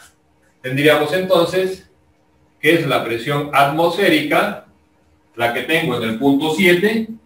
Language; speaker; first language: Spanish; native; Spanish